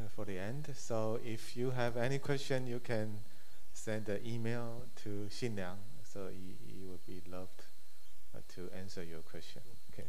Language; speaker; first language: English; non-native, fluent; Chinese